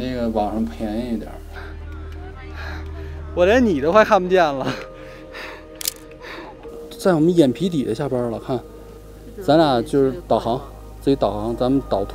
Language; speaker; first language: Chinese; native; Chinese